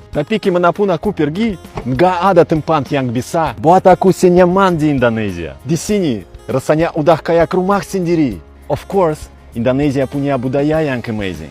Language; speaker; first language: Indonesian; non-native, fluent; Russian